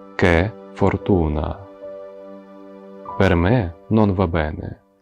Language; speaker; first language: Italian; non-native, fluent; Ukrainian